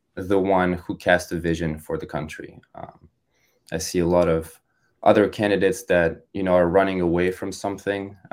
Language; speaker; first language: English; non-native, fluent; French